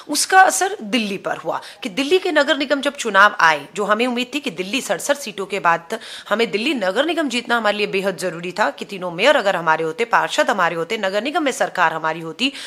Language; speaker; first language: Hindi; native; Hindi